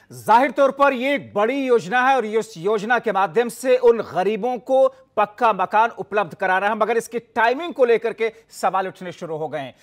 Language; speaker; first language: Hindi; native; Hindi